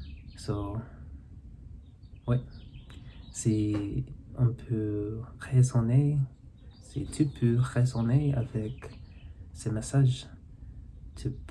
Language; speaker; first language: French; non-native, learner; English